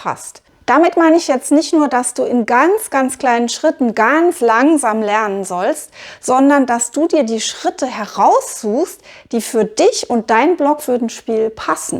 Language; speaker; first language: German; native; German